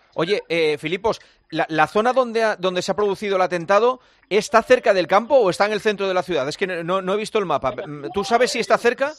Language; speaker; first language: Spanish; native; Spanish